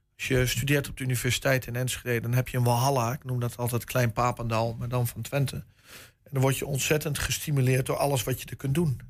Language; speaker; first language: Dutch; native; Dutch